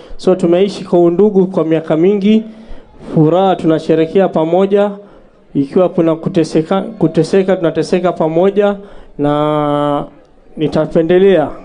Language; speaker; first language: Swahili; native; Swahili